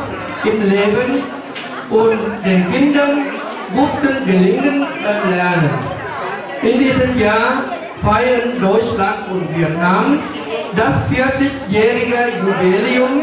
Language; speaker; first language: German; non-native, fluent; Vietnamese